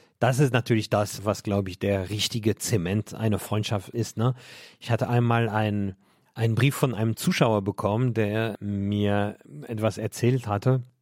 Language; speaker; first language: German; non-native, fluent; French